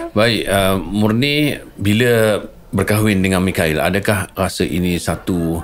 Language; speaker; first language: Malay; native; Malay